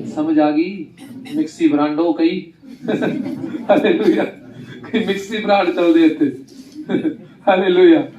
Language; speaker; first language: Hindi; non-native, local second language; Punjabi